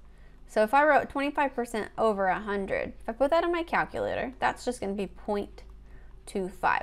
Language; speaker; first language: English; native; English